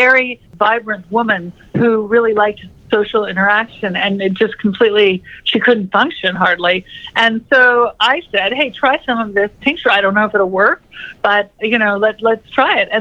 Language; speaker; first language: English; native; English